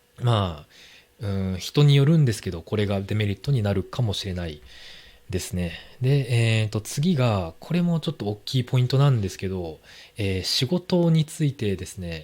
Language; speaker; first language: Japanese; native; Japanese